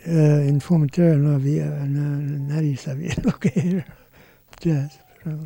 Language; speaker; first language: Spanish; non-native, learner; English